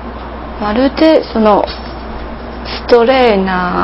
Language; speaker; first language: Japanese; non-native, learner; English